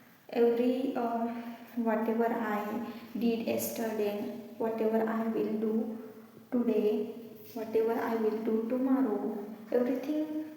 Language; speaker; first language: English; non-native, learner; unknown